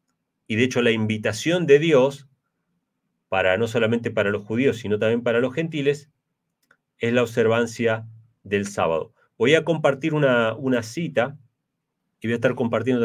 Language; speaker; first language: Spanish; native; Spanish